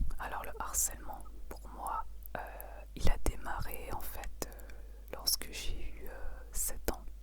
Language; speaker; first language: French; early bilingual, other home language; Aramaic